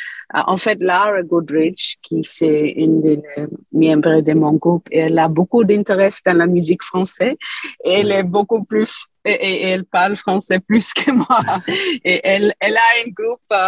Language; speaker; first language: French; non-native, fluent; English